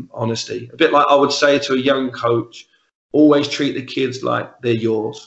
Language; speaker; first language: English; native; English